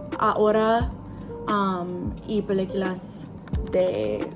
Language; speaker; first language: Spanish; non-native, learner; English